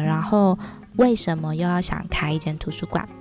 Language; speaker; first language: Chinese; native; Chinese